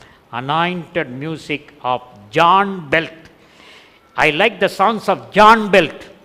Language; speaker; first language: English; non-native, local second language; Tamil